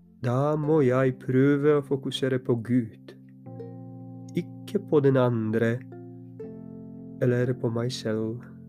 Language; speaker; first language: Norwegian; non-native, fluent; Polish